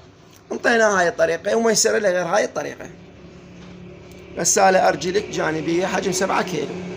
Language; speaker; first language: Arabic; native; Arabic